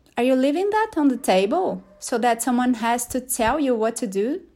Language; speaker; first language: English; non-native, fluent; Portuguese